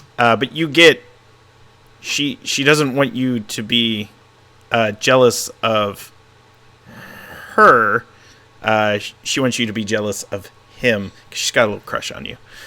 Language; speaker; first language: English; native; English